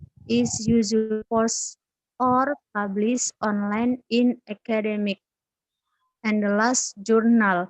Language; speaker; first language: English; non-native, learner; Indonesian